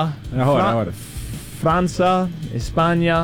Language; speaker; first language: Portuguese; non-native, fluent; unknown